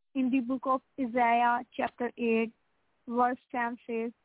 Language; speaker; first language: English; non-native, local second language; Punjabi